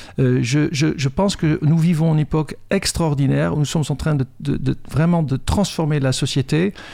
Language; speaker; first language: French; non-native, fluent; Dutch